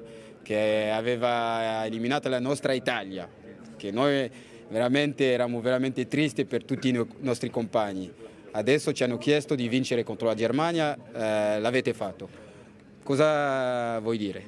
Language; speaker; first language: Italian; non-native, fluent; French